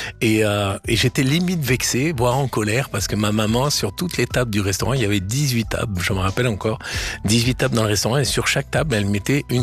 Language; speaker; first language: French; native; French